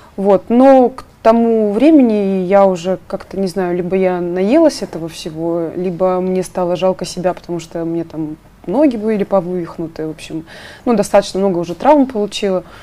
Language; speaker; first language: Russian; native; Russian